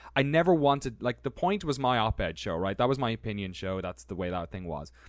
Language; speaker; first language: English; native; English